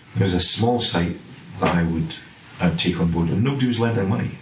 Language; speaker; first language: English; native; English